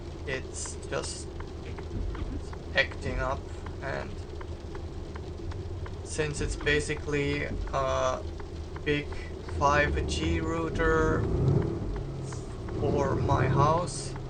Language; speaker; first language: English; non-native, fluent; German